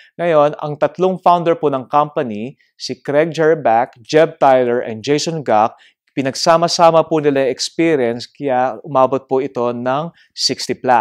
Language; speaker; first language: Filipino; native; Filipino